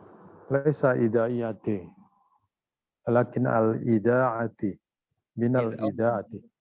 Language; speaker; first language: Arabic; non-native, fluent; Indonesian